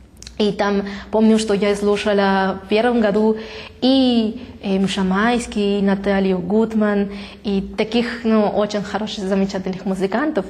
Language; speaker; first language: Russian; non-native, fluent; Spanish